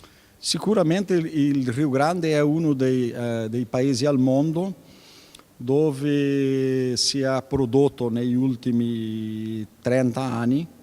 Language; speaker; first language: Italian; early bilingual, heritage; Venetian